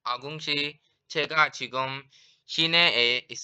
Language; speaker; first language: Korean; non-native, fluent; Urdu